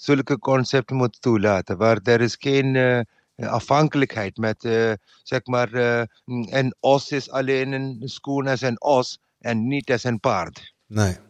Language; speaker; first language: Dutch; non-native, learner; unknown